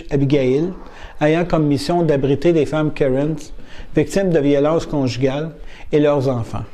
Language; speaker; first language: French; native; French